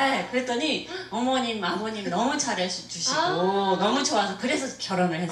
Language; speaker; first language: Korean; non-native, fluent; English